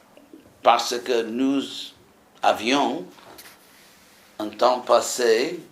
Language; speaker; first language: French; non-native, fluent; English